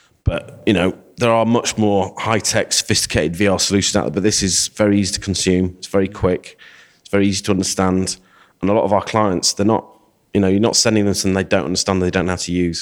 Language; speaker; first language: English; native; English